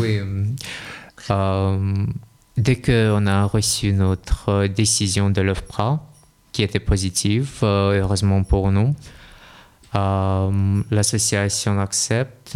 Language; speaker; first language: French; non-native, fluent; Russian